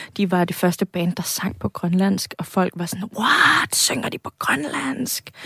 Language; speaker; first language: Danish; native; Danish